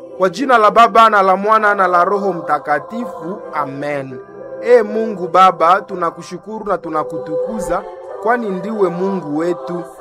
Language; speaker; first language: Swahili; non-native, local second language; Nande